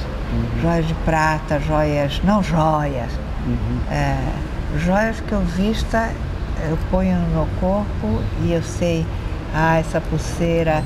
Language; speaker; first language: Portuguese; early bilingual, other home language; Italian